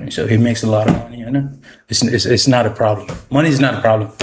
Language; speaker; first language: English; non-native, local second language; Nepali